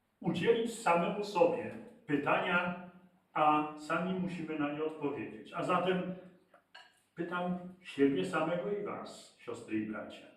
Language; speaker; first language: Polish; native; Polish